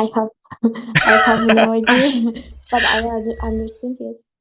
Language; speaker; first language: English; non-native, learner; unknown